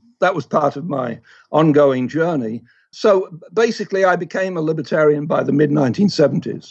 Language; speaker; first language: English; native; English